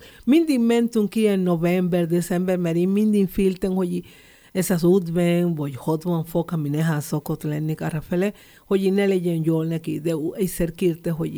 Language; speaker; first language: Hungarian; non-native, learner; Spanish